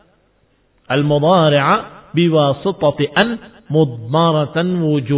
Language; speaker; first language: Arabic; non-native, fluent; Indonesian